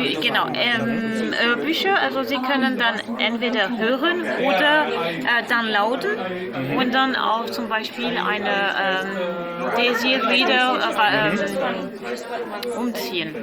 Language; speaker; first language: German; non-native, learner; French